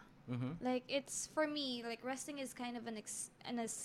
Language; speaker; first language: English; non-native, local second language; Filipino